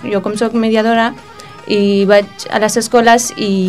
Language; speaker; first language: Catalan; early bilingual, other home language; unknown